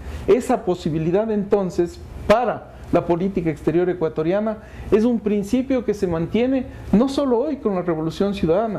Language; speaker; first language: Spanish; native; Spanish